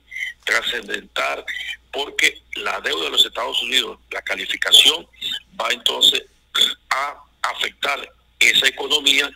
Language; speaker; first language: Spanish; native; Spanish